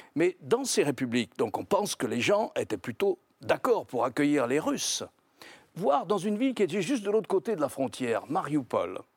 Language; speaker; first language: French; native; French